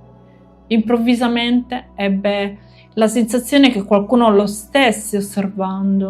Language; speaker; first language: Italian; native; Italian